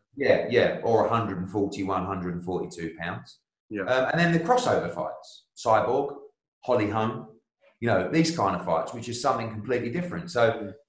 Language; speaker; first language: English; native; English